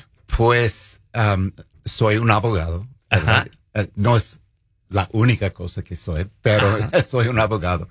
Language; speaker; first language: Spanish; non-native, fluent; English